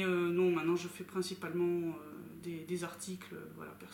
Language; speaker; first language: French; native; French